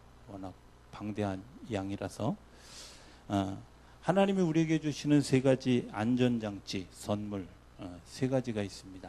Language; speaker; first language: Korean; native; Korean